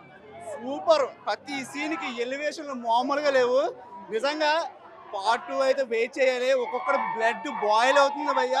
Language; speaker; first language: Telugu; native; Telugu